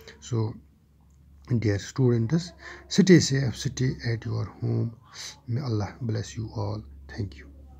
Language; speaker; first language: Urdu; non-native, local second language; Kashmiri